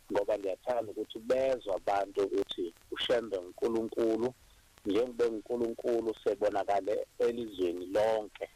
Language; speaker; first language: Zulu; non-native, local second language; Xhosa